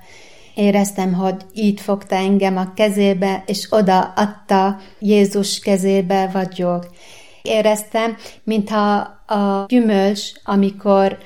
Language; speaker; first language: Hungarian; non-native, fluent; Arabic